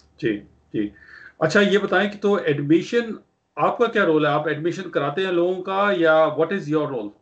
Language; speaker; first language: Hindi; non-native, local second language; Punjabi